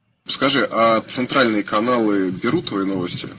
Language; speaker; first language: Ukrainian; native; Ukrainian